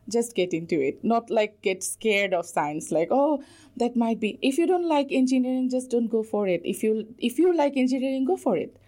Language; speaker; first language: English; non-native, local second language; Bangla